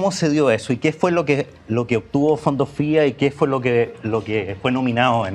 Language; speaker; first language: Spanish; native; Spanish